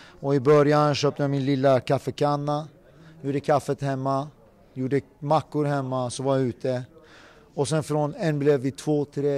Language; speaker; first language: Swedish; early bilingual, other home language; Persian